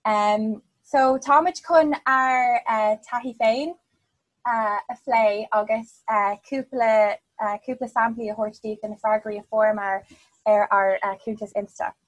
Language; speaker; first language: Irish; non-native, local second language; English